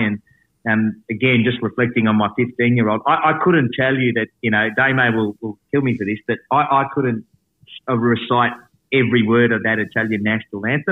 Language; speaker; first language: English; native; English